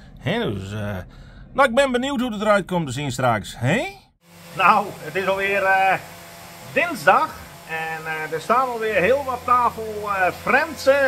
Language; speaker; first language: Dutch; non-native, local second language; Western Frisian